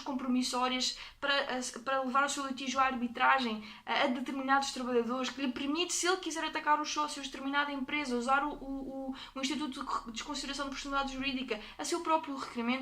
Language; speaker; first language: Portuguese; native; Portuguese